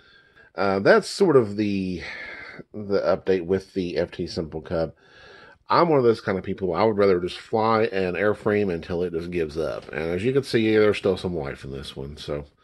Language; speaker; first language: English; native; English